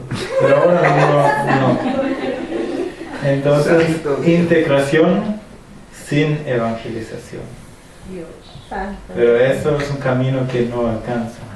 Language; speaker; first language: Spanish; non-native, fluent; German